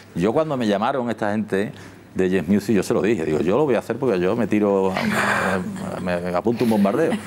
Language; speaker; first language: Spanish; native; Spanish